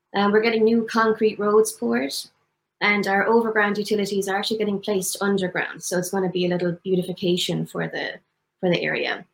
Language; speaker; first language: English; native; English